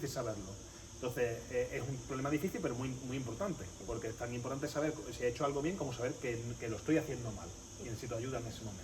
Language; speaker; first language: Spanish; native; Spanish